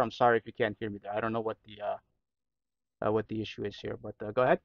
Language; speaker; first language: English; native; English